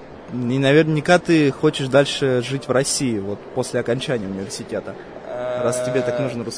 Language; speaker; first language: Russian; native; Russian